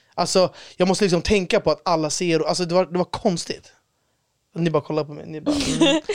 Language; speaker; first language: Swedish; native; Swedish